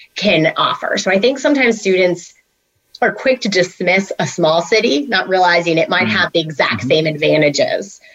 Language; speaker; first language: English; native; English